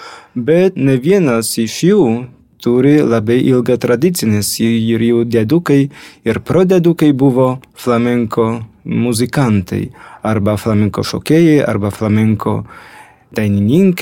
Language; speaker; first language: Lithuanian; non-native, fluent; Polish